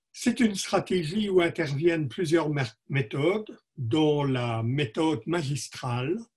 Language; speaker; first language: French; native; French